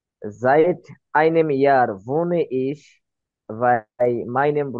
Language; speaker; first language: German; non-native, fluent; Bangla